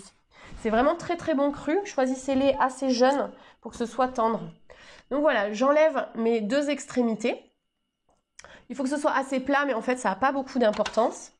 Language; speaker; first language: French; native; French